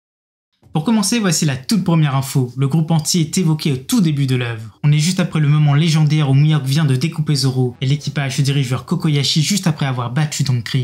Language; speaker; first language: French; native; French